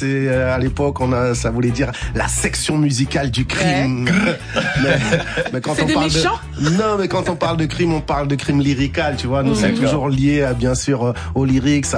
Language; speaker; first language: French; native; French